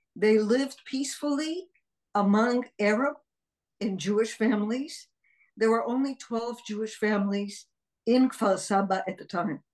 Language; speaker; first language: English; early bilingual, other home language; Hebrew